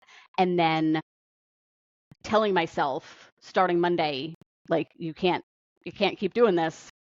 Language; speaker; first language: English; native; English